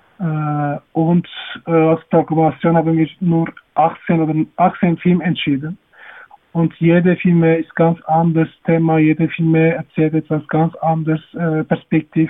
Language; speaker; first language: German; non-native, learner; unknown